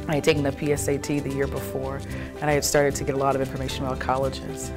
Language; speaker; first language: English; native; English